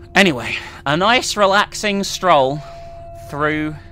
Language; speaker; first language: English; native; English